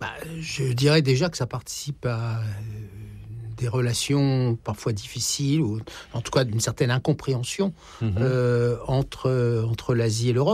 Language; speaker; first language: French; native; French